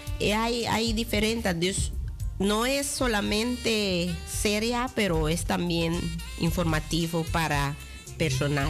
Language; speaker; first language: Spanish; non-native, local second language; Dutch